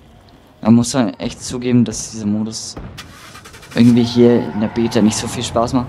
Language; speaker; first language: German; native; German